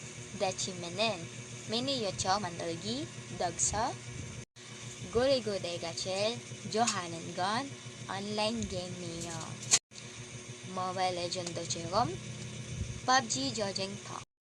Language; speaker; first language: Korean; non-native, learner; Filipino